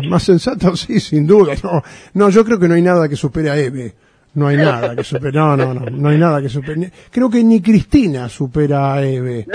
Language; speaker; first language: Spanish; native; Spanish